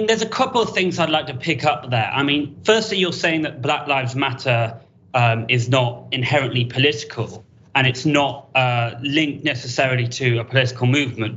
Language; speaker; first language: English; native; English